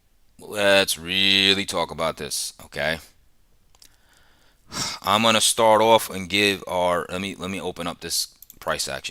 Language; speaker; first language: English; native; English